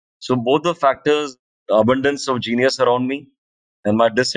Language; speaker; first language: English; non-native, local second language; Hindi